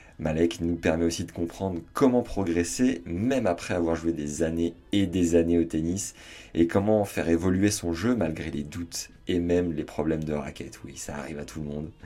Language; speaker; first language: French; native; French